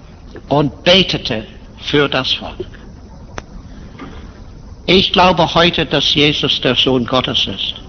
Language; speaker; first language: German; non-native, fluent; English